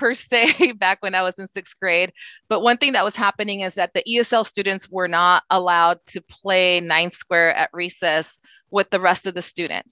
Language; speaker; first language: English; non-native, fluent; Spanish